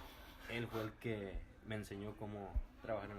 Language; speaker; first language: Spanish; native; Spanish